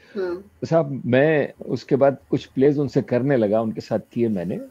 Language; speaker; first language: Hindi; native; Hindi